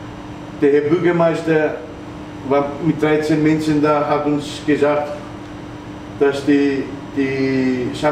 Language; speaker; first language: German; non-native, fluent; Greek